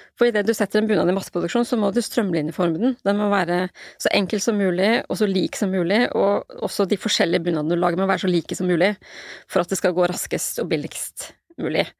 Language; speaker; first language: Norwegian; native; Norwegian